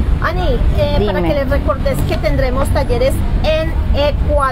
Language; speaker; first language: Spanish; native; Spanish